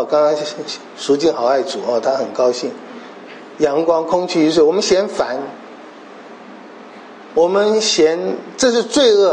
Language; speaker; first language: Chinese; native; Chinese